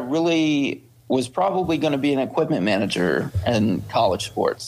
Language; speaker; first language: English; native; English